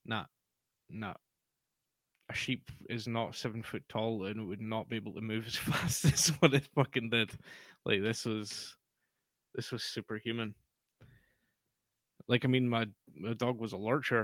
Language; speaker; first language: English; native; English